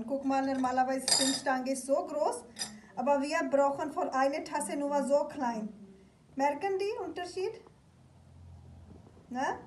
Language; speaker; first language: German; non-native, learner; Urdu